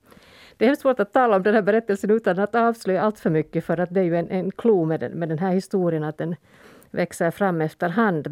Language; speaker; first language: Swedish; native; Swedish